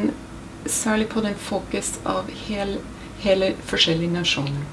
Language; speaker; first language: Norwegian; non-native, fluent; English